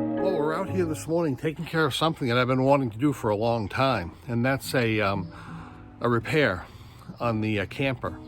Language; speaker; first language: English; native; English